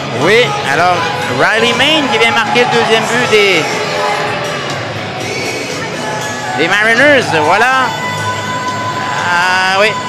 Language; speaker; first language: French; native; French